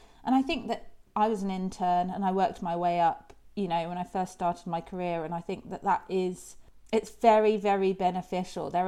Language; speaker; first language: English; native; English